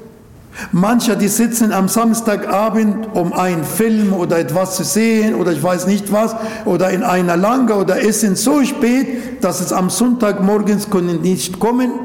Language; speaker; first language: German; non-native, local second language; Arabic